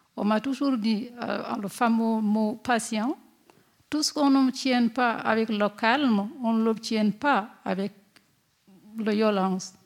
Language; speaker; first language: French; non-native, local second language; Fula